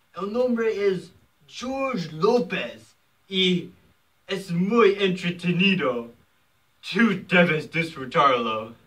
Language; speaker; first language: Spanish; non-native, learner; English